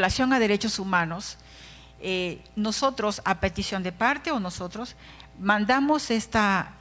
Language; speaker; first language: Spanish; native; Spanish